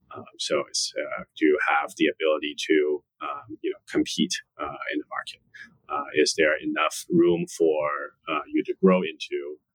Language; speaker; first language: English; non-native, fluent; Chinese